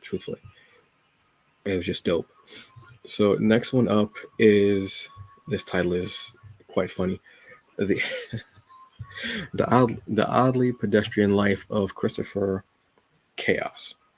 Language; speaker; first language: English; native; English